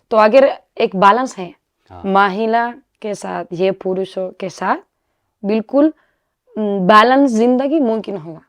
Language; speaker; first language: Hindi; non-native, learner; Spanish